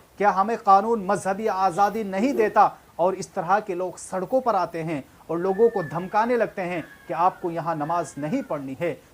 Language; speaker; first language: Urdu; native; Urdu